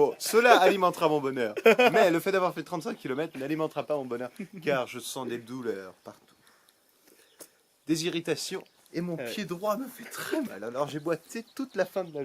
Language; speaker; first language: French; native; French